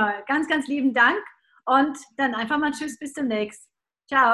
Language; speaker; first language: German; native; German